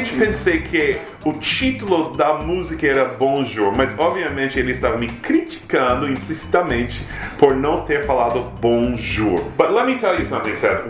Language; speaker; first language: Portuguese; non-native, fluent; English